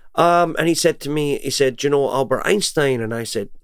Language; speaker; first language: English; native; English